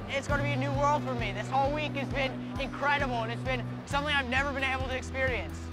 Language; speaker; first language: English; native; English